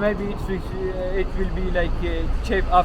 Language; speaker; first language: English; non-native, learner; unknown